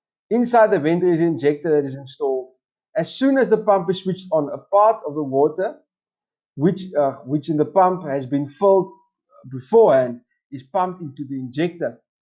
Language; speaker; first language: English; non-native, local second language; Afrikaans